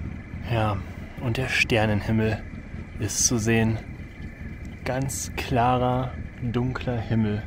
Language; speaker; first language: German; native; German